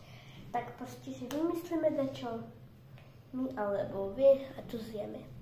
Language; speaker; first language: Slovak; non-native, local second language; Romany